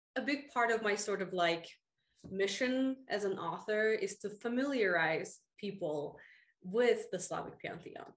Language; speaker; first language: English; early bilingual, other home language; Russian